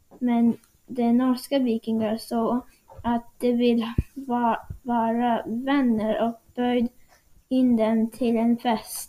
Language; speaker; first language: Swedish; non-native, learner; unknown